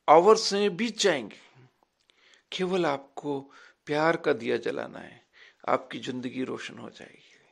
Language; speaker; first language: Hindi; native; Hindi